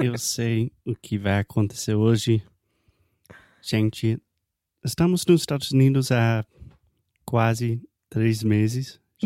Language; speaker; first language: Portuguese; non-native, fluent; English